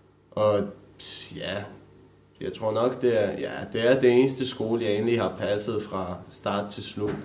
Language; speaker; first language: Danish; early bilingual, other home language; Romanian